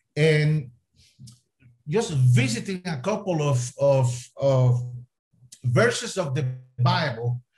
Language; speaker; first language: English; non-native, fluent; Spanish